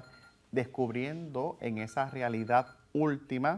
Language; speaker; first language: Spanish; native; Spanish